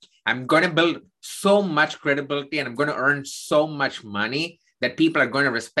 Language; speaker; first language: English; non-native, local second language; Tamil